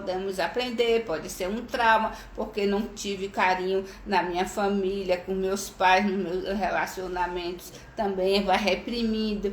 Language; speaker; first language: Portuguese; native; Portuguese